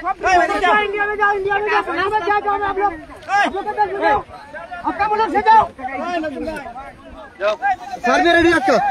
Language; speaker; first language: Hindi; non-native, learner; Bangla